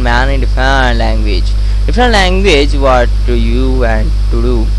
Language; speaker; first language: English; non-native, learner; Hindi